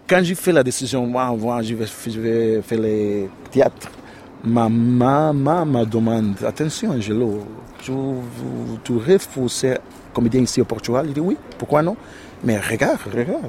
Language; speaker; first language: French; non-native, learner; Portuguese